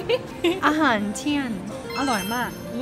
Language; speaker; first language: Thai; non-native, learner; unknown